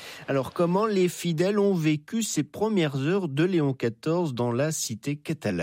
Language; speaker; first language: French; native; French